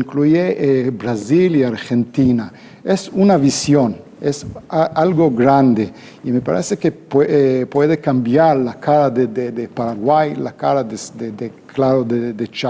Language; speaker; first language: Spanish; non-native, fluent; Hebrew